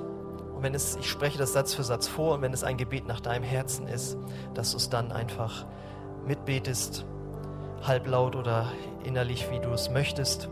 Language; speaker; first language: German; native; German